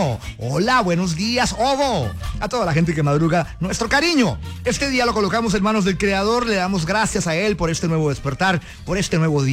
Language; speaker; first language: Spanish; native; Spanish